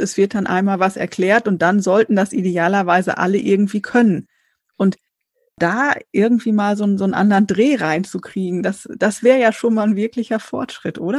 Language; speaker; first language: German; native; German